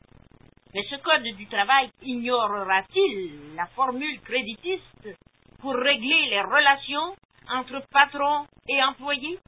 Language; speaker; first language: French; native; French